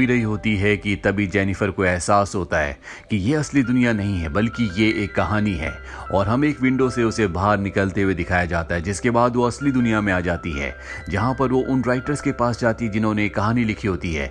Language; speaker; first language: Hindi; native; Hindi